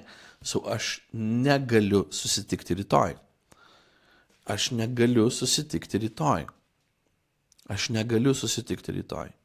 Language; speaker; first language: Lithuanian; non-native, fluent; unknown